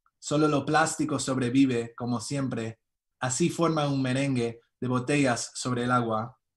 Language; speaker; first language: Spanish; early bilingual, heritage; Spanish